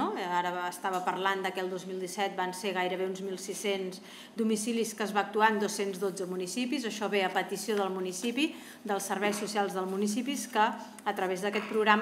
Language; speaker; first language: Catalan; native; Catalan